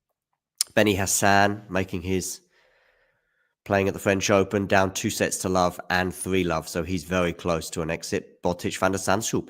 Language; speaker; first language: English; native; English